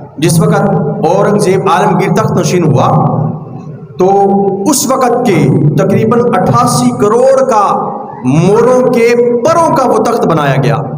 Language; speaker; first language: Urdu; non-native, local second language; Punjabi